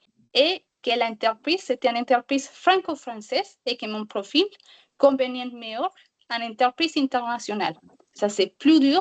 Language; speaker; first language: French; non-native, learner; Spanish